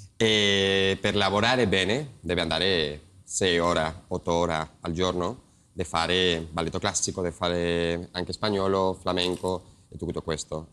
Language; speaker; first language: Italian; non-native, learner; Spanish